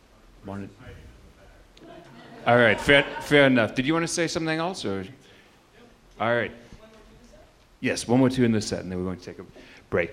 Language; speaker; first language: English; native; English